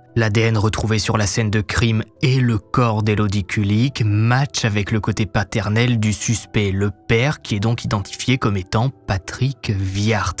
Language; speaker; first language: French; native; French